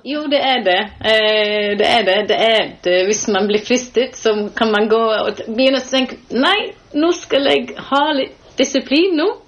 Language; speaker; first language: Norwegian; non-native, fluent; English